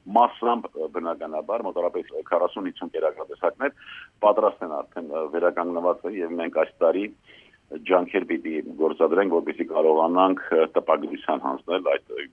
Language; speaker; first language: Armenian; native; Armenian